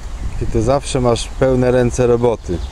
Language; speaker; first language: Polish; native; Polish